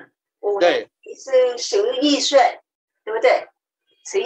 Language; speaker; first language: Chinese; non-native, learner; Vietnamese